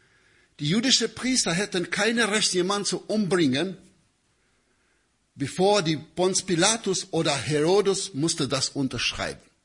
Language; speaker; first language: German; non-native, learner; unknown